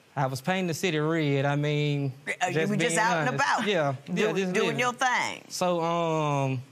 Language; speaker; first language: English; native; English